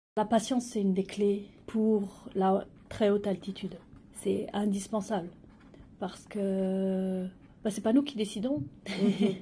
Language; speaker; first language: French; native; French